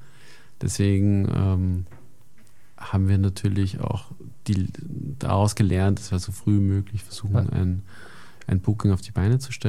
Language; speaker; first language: German; native; German